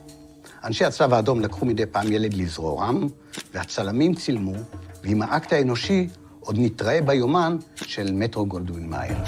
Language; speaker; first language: Hebrew; native; Hebrew